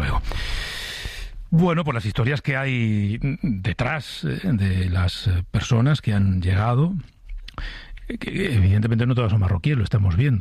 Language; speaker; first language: Spanish; native; Spanish